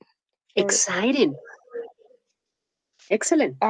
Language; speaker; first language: English; non-native, fluent; Spanish